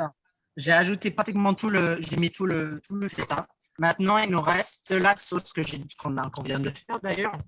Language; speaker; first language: French; early bilingual, heritage; French